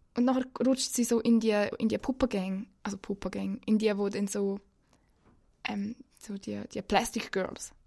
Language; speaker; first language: German; native; German